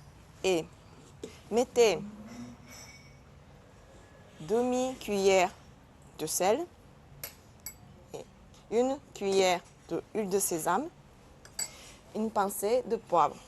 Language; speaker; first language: French; non-native, learner; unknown